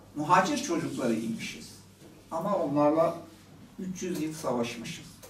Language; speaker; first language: Turkish; non-native, local second language; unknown